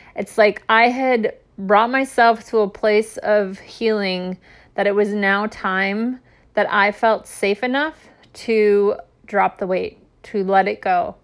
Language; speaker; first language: English; native; English